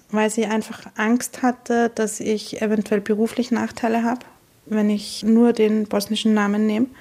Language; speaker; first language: German; native; German